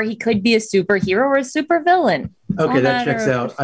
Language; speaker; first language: English; native; English